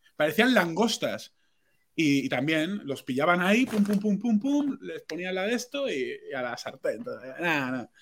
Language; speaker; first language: Spanish; non-native, local second language; Catalan